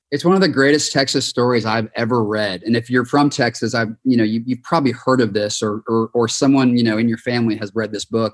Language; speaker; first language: English; native; English